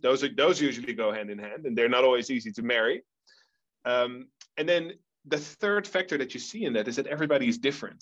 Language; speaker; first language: English; non-native, fluent; Dutch